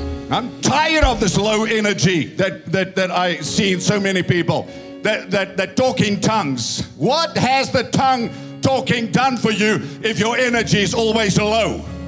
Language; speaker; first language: English; non-native, local second language; Afrikaans